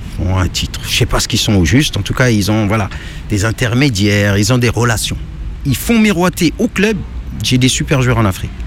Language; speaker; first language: French; native; French